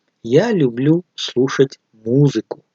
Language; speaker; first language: Russian; non-native, fluent; Tajik